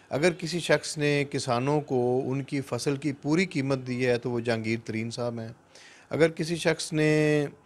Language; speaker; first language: Urdu; non-native, local second language; Punjabi